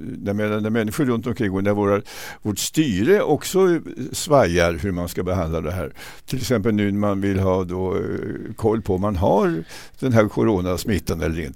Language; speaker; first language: Swedish; native; Swedish